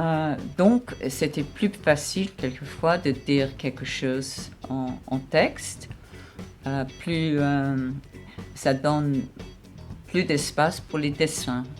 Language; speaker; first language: French; non-native, fluent; English